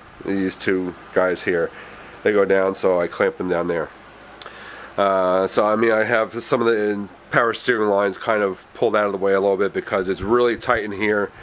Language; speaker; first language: English; native; English